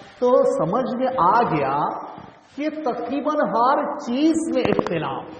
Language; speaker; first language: Urdu; non-native, local second language; Bangla